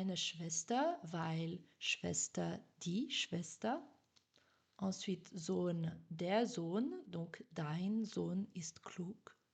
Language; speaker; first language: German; non-native, fluent; French